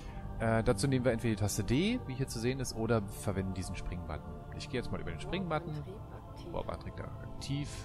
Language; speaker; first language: German; native; German